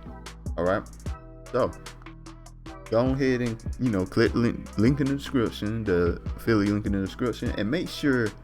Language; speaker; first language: English; native; English